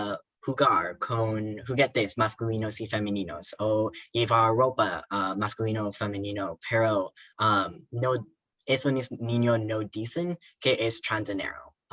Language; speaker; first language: Spanish; non-native, learner; English